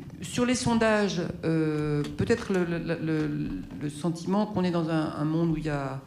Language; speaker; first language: French; native; French